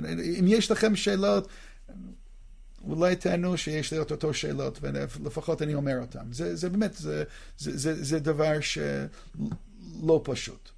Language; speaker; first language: Hebrew; non-native, fluent; English